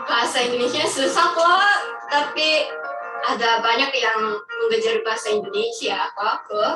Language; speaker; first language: Indonesian; non-native, fluent; Japanese